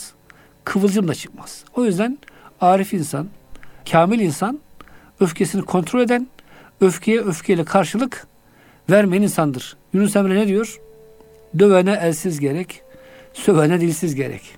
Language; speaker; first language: Turkish; native; Turkish